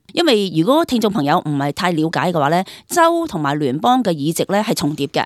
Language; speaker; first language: Cantonese; native; Cantonese